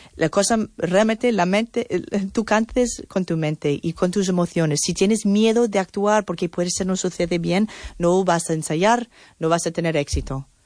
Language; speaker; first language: Spanish; non-native, fluent; English